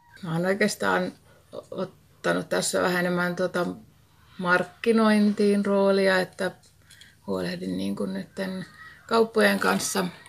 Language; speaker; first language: Finnish; native; Finnish